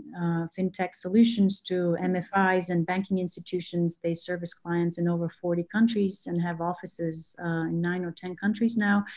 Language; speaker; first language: English; non-native, fluent; Bulgarian